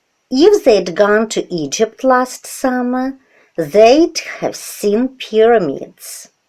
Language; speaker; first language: English; non-native, fluent; Ukrainian